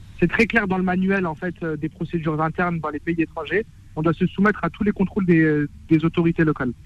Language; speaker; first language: French; native; French